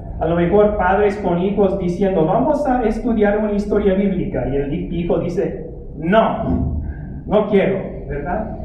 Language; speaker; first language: Spanish; non-native, fluent; English